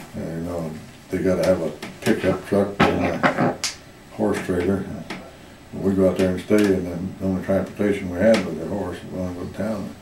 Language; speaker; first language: English; native; English